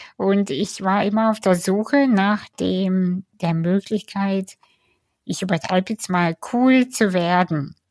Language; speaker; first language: German; early bilingual, other home language; Russian